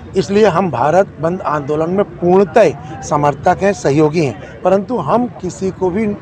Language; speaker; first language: Hindi; native; Hindi